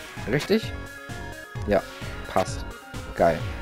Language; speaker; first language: German; native; German